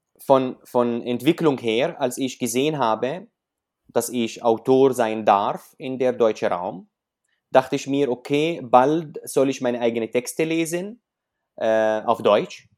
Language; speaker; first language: German; non-native, fluent; Arabic